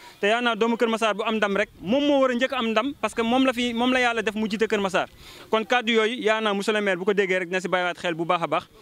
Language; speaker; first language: Wolof; native; Wolof